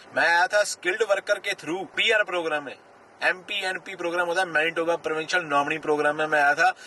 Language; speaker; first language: Hindi; non-native, local second language; Punjabi